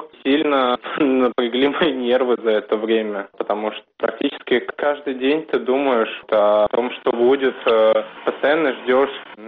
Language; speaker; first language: Russian; native; Russian